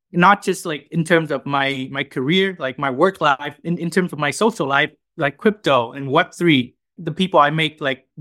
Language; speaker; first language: English; non-native, fluent; Vietnamese